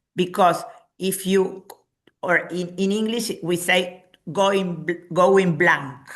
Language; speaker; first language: English; non-native, fluent; Spanish